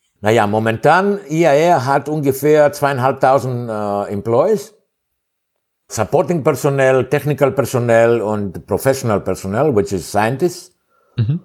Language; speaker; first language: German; non-native, fluent; Greek